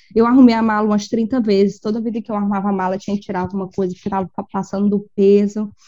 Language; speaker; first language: Portuguese; native; Portuguese